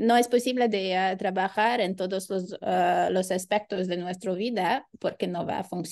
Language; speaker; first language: Spanish; non-native, learner; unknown